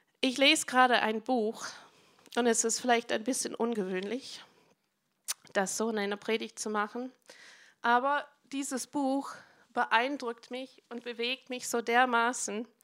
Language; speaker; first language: German; non-native, fluent; English